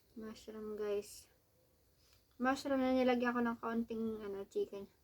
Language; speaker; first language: Filipino; native; Filipino